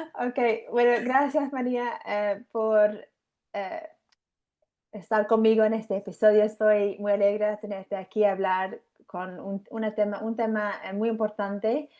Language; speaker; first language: Spanish; non-native, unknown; English